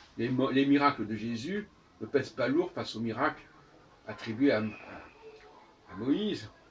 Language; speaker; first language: French; native; French